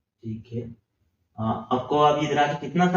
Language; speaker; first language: Hindi; non-native, local second language; Telugu